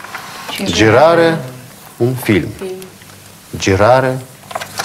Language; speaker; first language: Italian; non-native, fluent; Russian